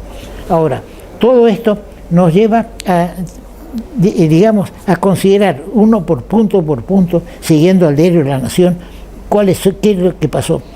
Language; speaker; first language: Spanish; native; Spanish